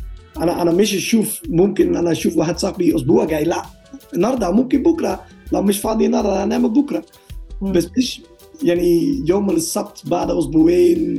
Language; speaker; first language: Arabic; non-native, learner; Dutch